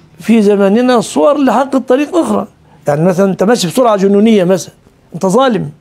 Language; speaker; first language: Arabic; native; Arabic